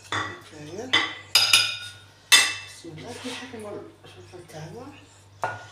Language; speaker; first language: Arabic; native; Arabic